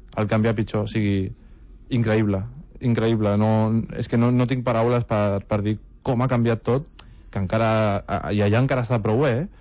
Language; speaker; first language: Catalan; non-native, local second language; Spanish